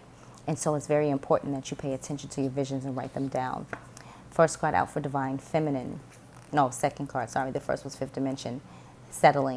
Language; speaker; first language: English; native; English